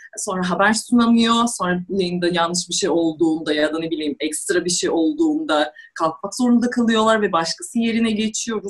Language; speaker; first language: Turkish; non-native, fluent; Russian